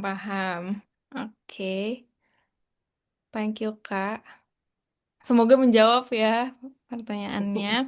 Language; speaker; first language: Indonesian; native; Indonesian